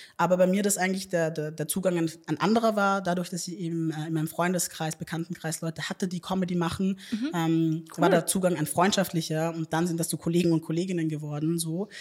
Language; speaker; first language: German; native; German